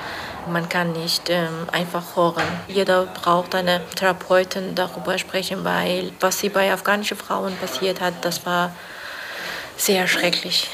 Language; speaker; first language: German; non-native, fluent; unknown